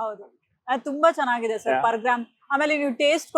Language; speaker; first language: Kannada; native; Kannada